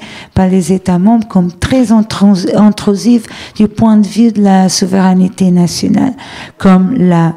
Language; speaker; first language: French; non-native, fluent; Portuguese